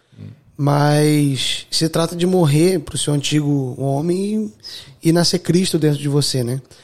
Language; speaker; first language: Portuguese; native; Portuguese